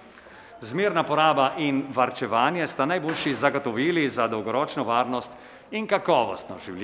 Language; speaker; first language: Slovenian; native; Slovenian